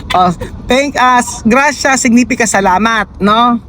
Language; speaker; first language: Spanish; non-native, learner; Filipino